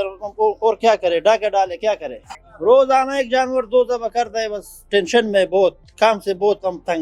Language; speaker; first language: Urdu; non-native, local second language; Pashto